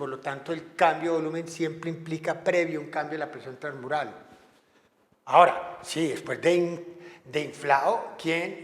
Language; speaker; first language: Spanish; native; Spanish